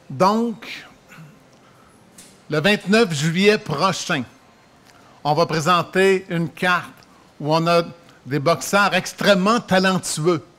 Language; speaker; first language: French; native; French